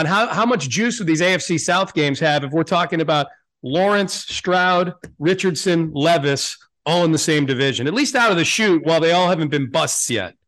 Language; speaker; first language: English; native; English